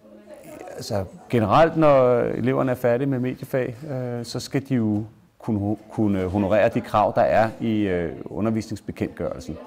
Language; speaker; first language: Danish; native; Danish